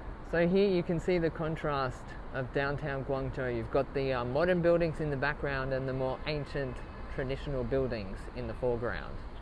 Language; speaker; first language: English; native; English